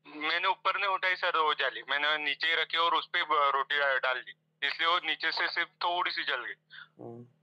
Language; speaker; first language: Hindi; non-native, local second language; Marathi